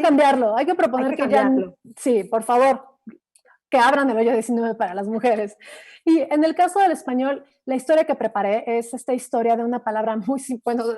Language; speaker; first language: Spanish; native; Spanish